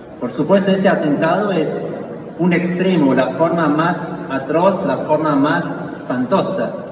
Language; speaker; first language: Spanish; non-native, fluent; German